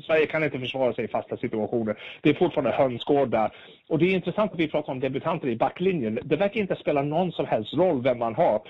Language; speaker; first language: Swedish; native; Swedish